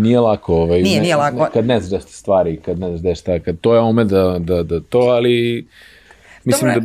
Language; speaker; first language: Serbian; native; Serbian